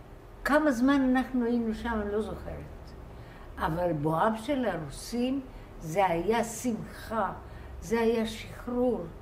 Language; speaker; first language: Hebrew; non-native, fluent; Bulgarian